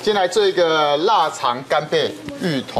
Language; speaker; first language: Chinese; native; Chinese